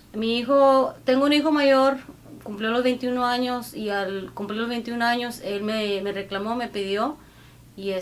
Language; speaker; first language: Spanish; native; Spanish